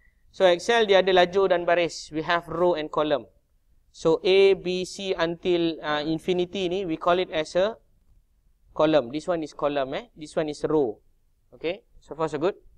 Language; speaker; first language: English; non-native, local second language; Malay